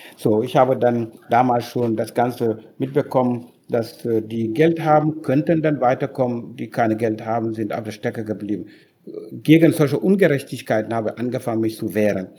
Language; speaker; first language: German; non-native, fluent; Wolof